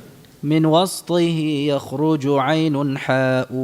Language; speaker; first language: Arabic; non-native, fluent; Indonesian